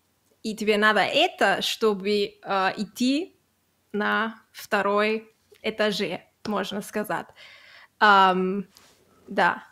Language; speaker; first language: Russian; non-native, learner; Catalan